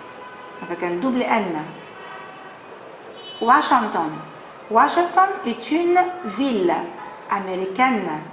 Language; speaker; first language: French; non-native, fluent; Arabic